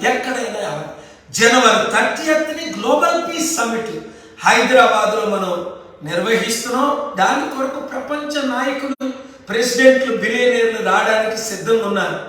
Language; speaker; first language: Telugu; native; Telugu